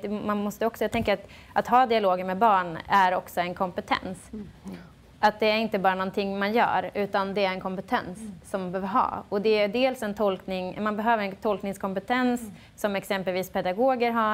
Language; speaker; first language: Swedish; native; Swedish